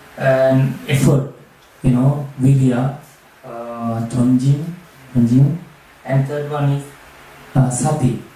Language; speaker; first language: English; non-native, learner; Sinhala